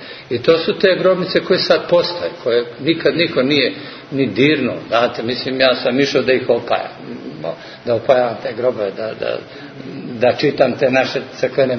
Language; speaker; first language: Serbian; native; Serbian